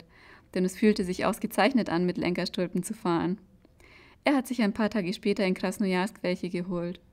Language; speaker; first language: German; native; German